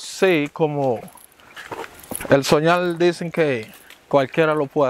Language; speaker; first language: Spanish; native; Spanish